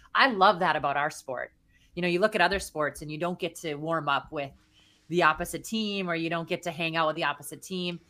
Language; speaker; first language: English; native; English